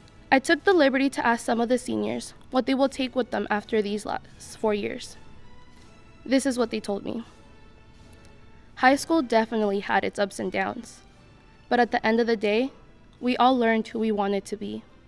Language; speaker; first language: English; early bilingual, other home language; Spanish